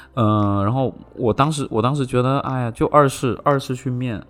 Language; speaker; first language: Chinese; non-native, local second language; Cantonese